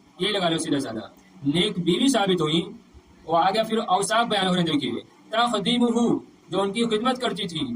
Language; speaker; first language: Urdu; native; Urdu